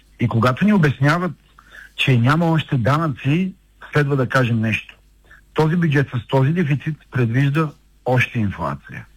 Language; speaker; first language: Bulgarian; native; Bulgarian